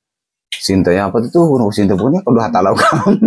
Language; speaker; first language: Indonesian; native; Indonesian